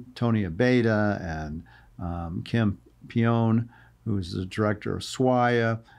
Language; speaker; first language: English; native; English